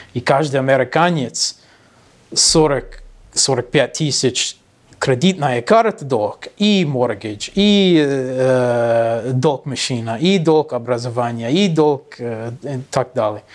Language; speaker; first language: Russian; non-native, learner; English